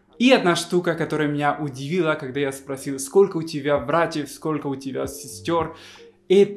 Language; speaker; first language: Russian; non-native, fluent; Spanish